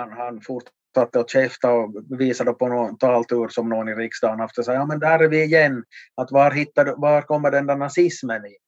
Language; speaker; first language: Swedish; native; Swedish